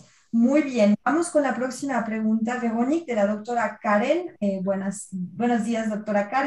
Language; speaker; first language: Spanish; native; Spanish